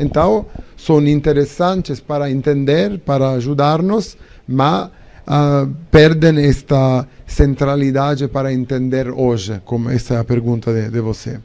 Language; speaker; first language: Portuguese; non-native, learner; Italian